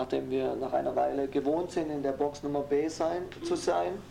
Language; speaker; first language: German; native; German